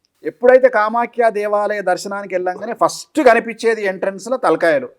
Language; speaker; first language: Telugu; native; Telugu